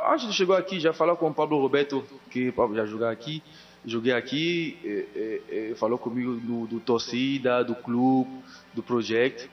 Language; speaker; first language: Portuguese; non-native, learner; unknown